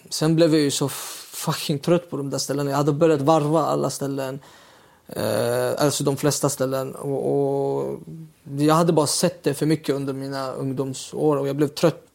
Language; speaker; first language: Swedish; early bilingual, other home language; Uyghur